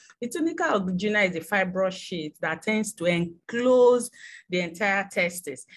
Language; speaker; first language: English; non-native, local second language; Yoruba